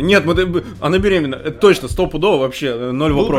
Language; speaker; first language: Russian; native; Russian